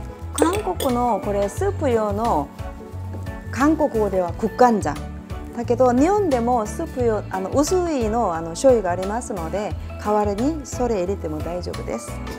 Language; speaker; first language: Japanese; non-native, fluent; Korean